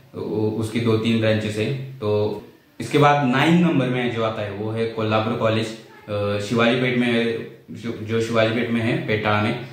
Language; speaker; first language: Hindi; non-native, local second language; Marathi